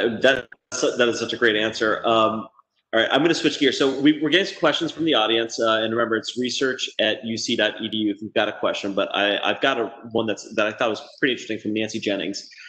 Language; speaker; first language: English; native; English